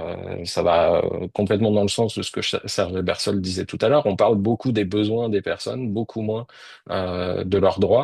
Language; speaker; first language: French; native; French